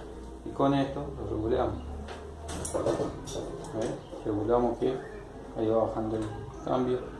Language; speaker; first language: Spanish; native; Spanish